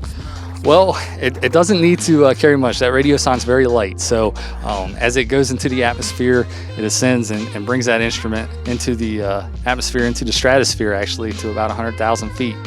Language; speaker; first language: English; native; English